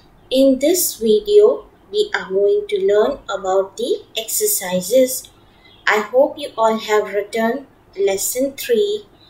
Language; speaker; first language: English; non-native, local second language; Gujarati